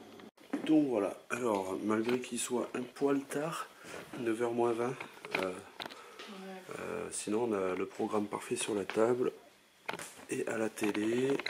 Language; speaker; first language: French; native; French